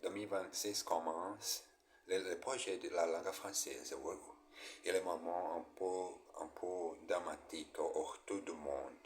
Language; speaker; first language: French; non-native, learner; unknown